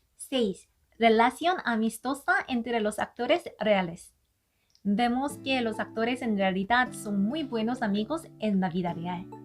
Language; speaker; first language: Spanish; non-native, learner; Korean